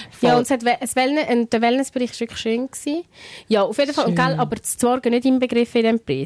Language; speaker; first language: German; native; German